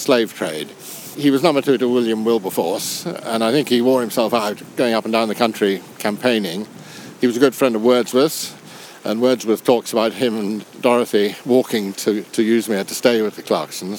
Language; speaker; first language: English; native; English